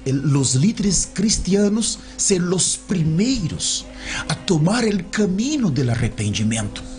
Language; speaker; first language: Spanish; non-native, learner; Portuguese